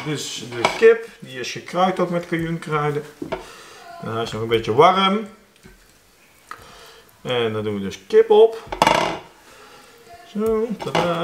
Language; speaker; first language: Dutch; native; Dutch